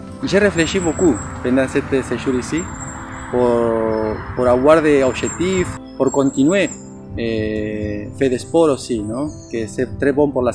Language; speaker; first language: French; non-native, learner; Spanish